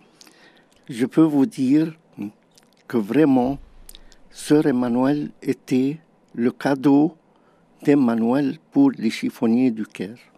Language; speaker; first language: French; non-native, fluent; Arabic